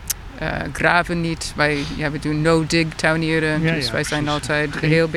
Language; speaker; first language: Dutch; non-native, fluent; English